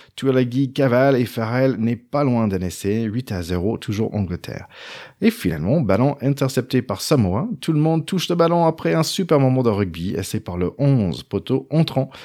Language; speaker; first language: French; non-native, fluent; English